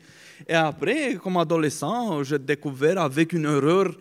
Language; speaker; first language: French; non-native, fluent; Romanian